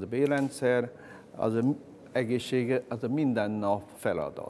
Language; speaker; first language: Hungarian; non-native, learner; Chinese